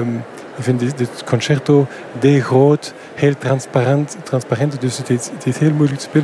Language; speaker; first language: Dutch; non-native, fluent; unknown